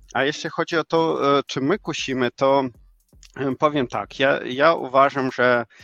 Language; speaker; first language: Polish; non-native, fluent; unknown